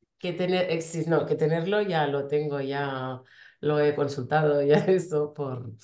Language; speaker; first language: Spanish; non-native, local second language; Catalan